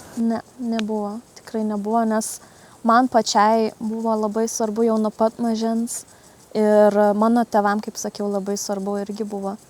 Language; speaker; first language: Lithuanian; early bilingual, heritage; Lithuanian